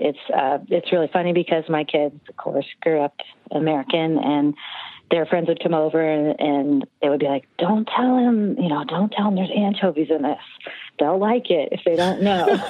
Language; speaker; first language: English; native; English